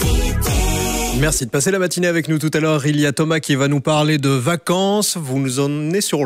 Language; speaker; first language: French; native; French